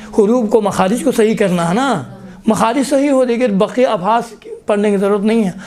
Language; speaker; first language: Urdu; non-native, local second language; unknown